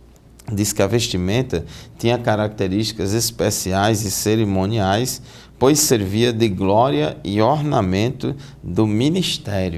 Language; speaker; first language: Portuguese; native; Portuguese